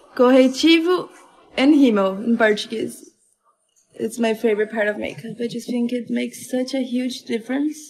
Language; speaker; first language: English; non-native, fluent; Portuguese